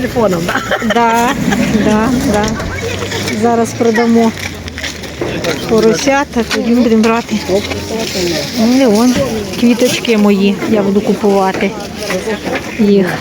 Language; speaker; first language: Ukrainian; native; Ukrainian